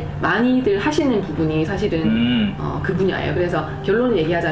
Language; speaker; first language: Korean; native; Korean